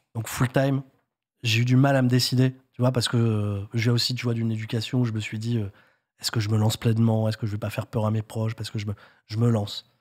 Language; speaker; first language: French; native; French